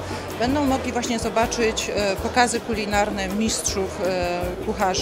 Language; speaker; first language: Polish; native; Polish